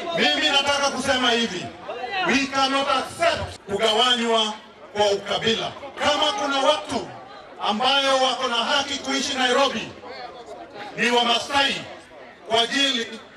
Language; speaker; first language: Swahili; non-native, local second language; Luo (Kenya and Tanzania)